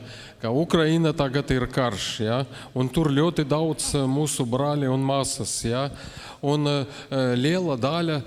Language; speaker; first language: Latvian; non-native, local second language; Russian